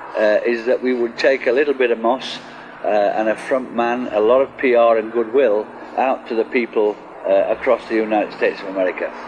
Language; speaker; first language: English; native; English